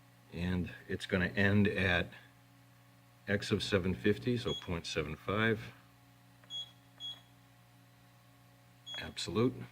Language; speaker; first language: English; native; English